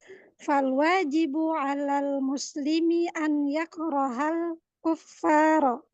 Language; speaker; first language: Arabic; non-native, learner; Indonesian